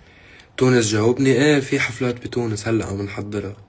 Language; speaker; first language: Arabic; native; Arabic